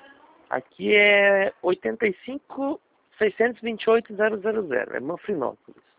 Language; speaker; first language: Portuguese; native; Portuguese